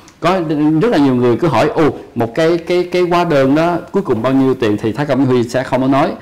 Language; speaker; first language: Vietnamese; native; Vietnamese